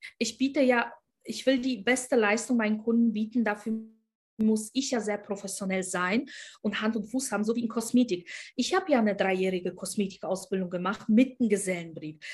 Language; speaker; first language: German; non-native, fluent; Ukrainian